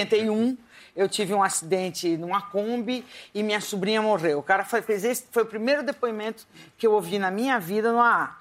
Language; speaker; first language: Portuguese; native; Portuguese